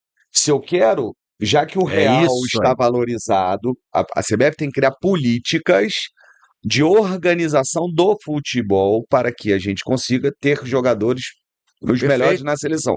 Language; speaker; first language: Portuguese; native; Portuguese